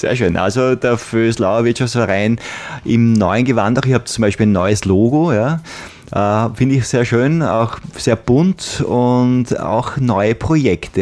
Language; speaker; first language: German; native; German